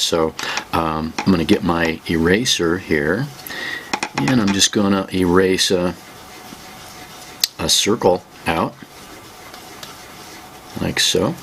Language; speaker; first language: English; native; English